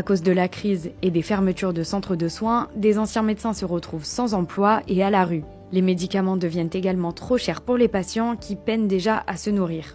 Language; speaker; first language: French; native; French